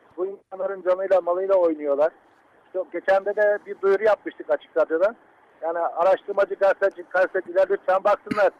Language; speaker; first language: Turkish; native; Turkish